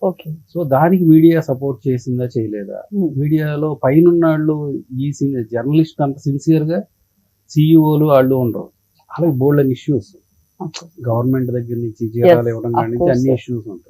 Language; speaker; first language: Telugu; native; Telugu